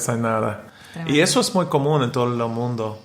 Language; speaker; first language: Spanish; non-native, learner; English